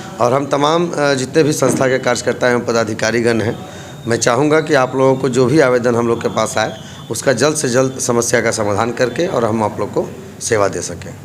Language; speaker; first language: Hindi; native; Hindi